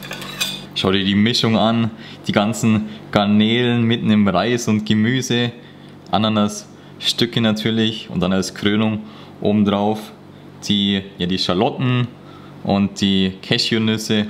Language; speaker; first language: German; native; German